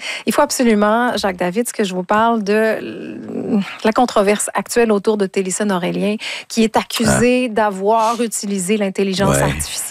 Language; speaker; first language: French; native; French